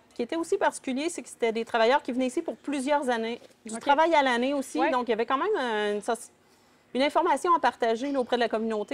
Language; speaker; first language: French; native; French